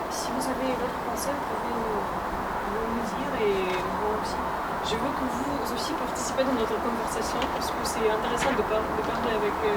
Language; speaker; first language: French; non-native, fluent; Russian